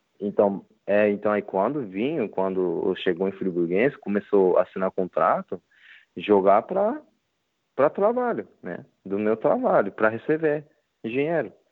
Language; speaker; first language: Portuguese; non-native, learner; Japanese